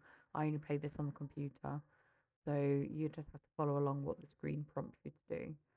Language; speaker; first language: English; native; English